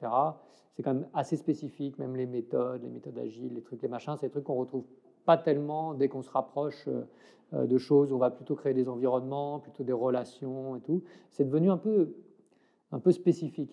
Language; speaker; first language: French; native; French